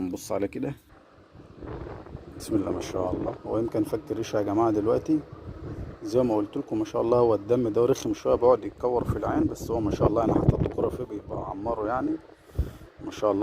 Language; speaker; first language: Arabic; native; Arabic